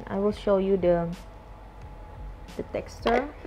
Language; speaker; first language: English; non-native, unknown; Indonesian